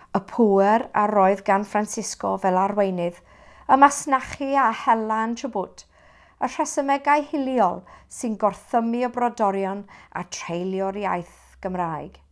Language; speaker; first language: Welsh; non-native, local second language; English